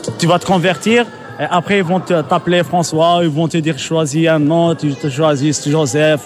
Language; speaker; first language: French; non-native, local second language; Arabic